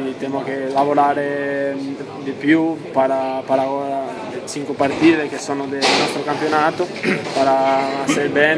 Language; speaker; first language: Italian; non-native, learner; Portuguese